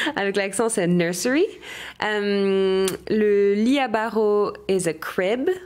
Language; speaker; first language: French; non-native, fluent; English